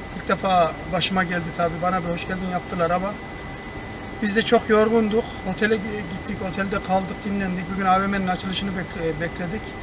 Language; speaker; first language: Turkish; native; Turkish